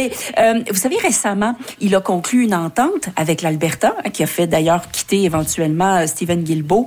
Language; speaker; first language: French; native; French